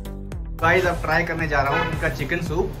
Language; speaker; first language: Hindi; native; Hindi